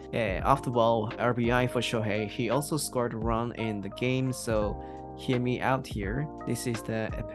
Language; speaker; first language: English; non-native, fluent; Japanese